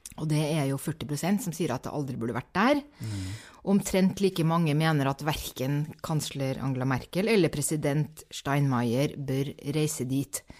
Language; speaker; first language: Norwegian; native; Norwegian